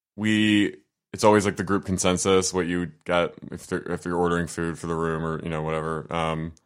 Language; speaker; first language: English; native; English